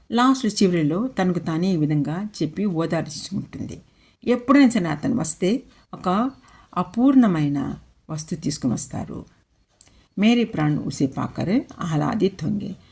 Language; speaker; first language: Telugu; non-native, local second language; Urdu